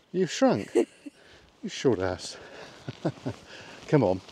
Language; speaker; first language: English; native; English